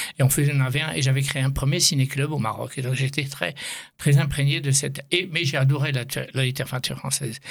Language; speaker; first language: French; native; French